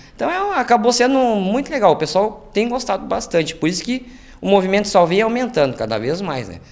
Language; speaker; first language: Portuguese; native; Portuguese